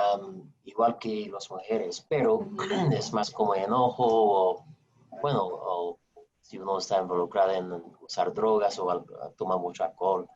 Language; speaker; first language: Spanish; non-native, fluent; English